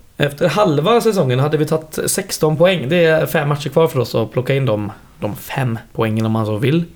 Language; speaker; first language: Swedish; native; Swedish